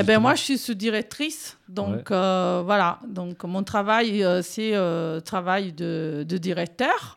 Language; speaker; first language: French; native; French